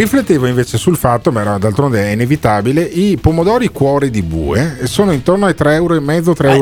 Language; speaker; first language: Italian; native; Italian